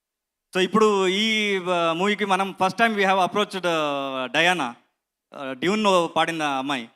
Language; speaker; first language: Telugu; non-native, learner; Kannada